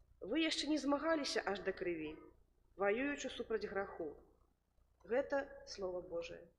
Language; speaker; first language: Belarusian; native; Belarusian